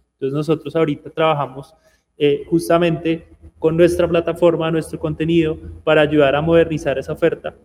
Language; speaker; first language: Spanish; native; Spanish